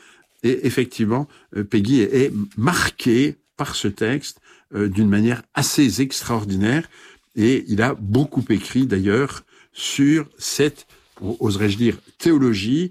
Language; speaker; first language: French; native; French